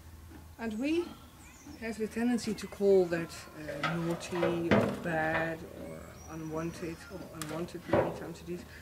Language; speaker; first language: English; non-native, fluent; Dutch